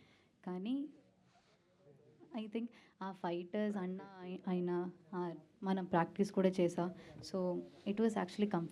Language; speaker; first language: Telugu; non-native, learner; Malayalam